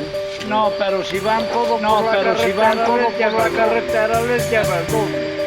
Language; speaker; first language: Spanish; native; Spanish